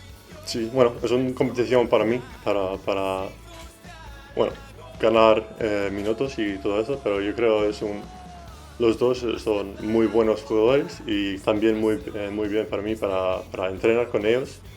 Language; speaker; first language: Spanish; non-native, learner; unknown